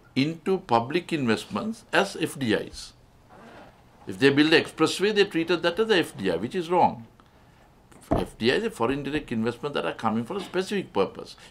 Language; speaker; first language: English; non-native, local second language; Sinhala